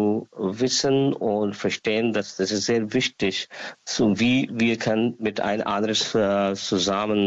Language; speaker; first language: German; non-native, learner; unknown